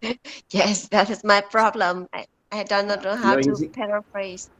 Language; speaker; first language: English; non-native, learner; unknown